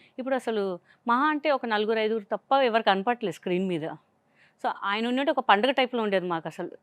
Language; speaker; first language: Telugu; non-native, local second language; Hindi